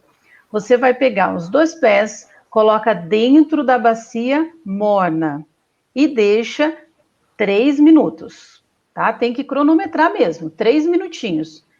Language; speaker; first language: Portuguese; native; Portuguese